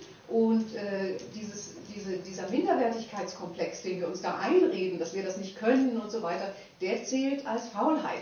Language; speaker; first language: German; native; German